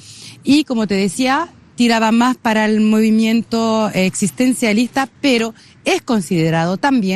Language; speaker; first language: Spanish; native; Spanish